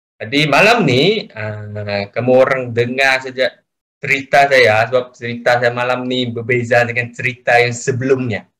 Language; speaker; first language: Malay; non-native, local second language; Chinese